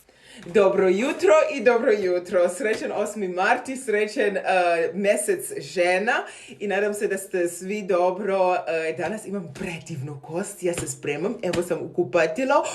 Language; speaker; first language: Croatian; non-native, fluent; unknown